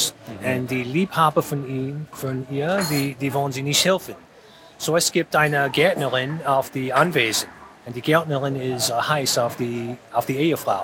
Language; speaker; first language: German; non-native, fluent; English